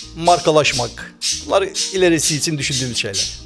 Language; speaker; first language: Turkish; native; Turkish